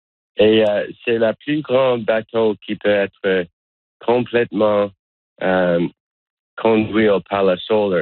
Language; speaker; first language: French; non-native, learner; English